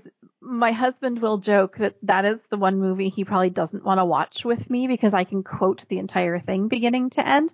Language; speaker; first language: English; native; English